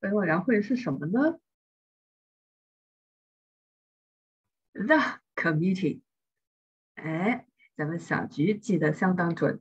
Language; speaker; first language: Chinese; native; Chinese